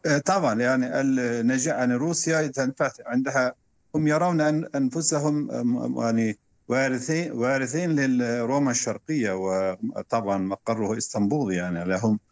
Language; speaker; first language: Arabic; non-native, fluent; Turkish